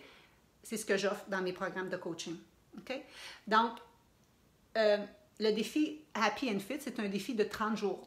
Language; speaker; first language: French; native; French